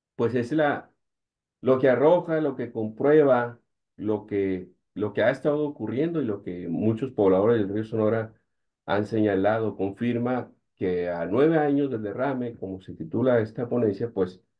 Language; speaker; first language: Spanish; native; Spanish